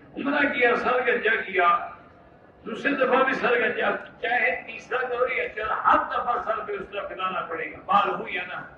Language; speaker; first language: Urdu; native; Urdu